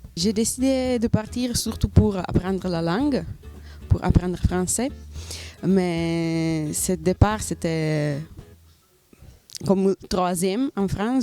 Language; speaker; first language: French; non-native, learner; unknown